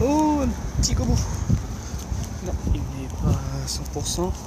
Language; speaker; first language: French; native; French